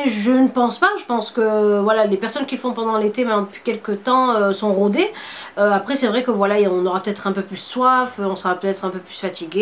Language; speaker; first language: French; native; French